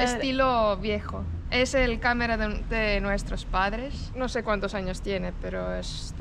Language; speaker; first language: Spanish; non-native, fluent; Estonian